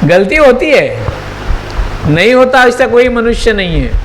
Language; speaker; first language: Hindi; non-native, local second language; Marathi